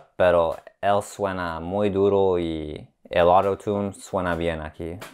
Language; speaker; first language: Spanish; non-native, learner; English